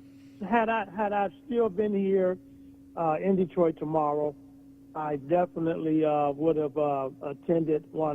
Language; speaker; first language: English; native; English